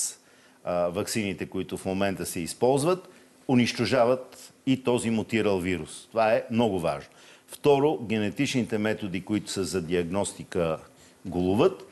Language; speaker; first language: Bulgarian; native; Bulgarian